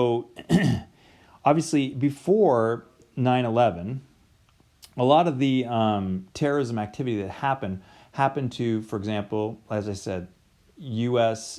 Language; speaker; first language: English; native; English